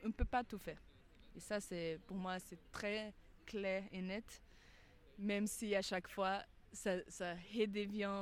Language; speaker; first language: French; non-native, fluent; Portuguese